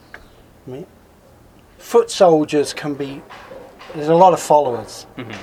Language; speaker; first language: English; native; English